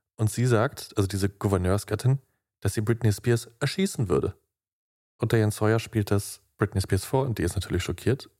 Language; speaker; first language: German; native; German